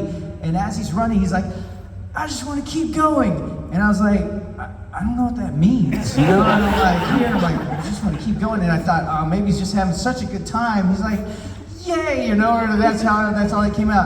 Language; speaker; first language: English; native; English